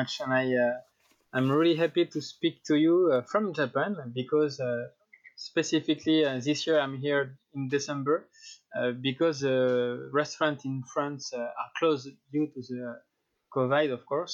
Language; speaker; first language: English; non-native, fluent; French